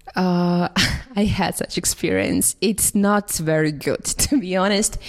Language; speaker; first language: English; non-native, fluent; Russian